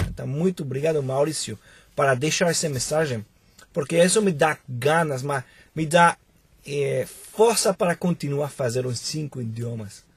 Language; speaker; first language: Portuguese; non-native, fluent; Spanish